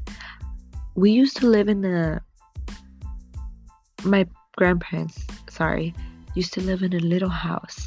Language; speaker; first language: English; native; English